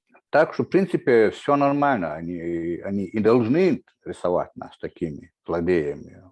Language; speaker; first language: Russian; non-native, local second language; Chechen